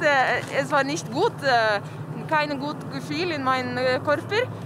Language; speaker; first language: German; non-native, learner; Norwegian